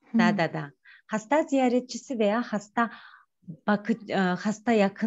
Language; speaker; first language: Turkish; non-native, fluent; Kyrgyz